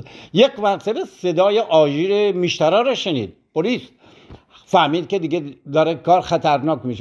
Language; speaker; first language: Persian; native; Persian